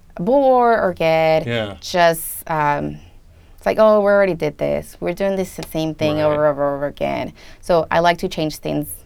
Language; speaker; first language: English; non-native, fluent; Spanish